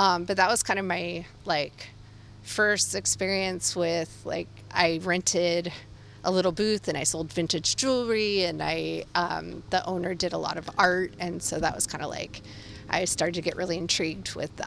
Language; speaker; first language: English; native; English